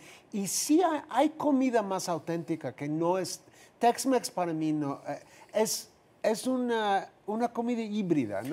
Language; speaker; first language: Spanish; non-native, fluent; English